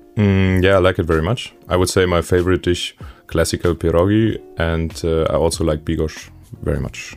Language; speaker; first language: English; non-native, fluent; German